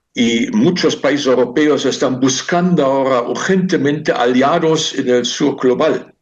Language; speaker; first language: Spanish; non-native, fluent; German